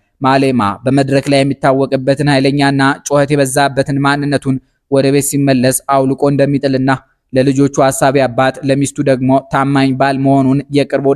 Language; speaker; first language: Amharic; native; Amharic